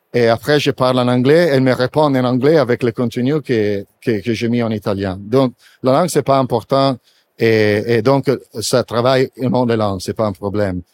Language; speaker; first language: French; non-native, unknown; Italian